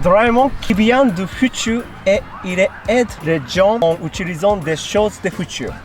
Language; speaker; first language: French; non-native, learner; Japanese